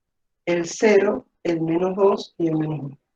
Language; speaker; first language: Spanish; native; Spanish